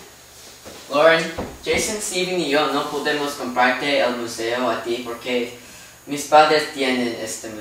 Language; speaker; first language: Spanish; non-native, learner; English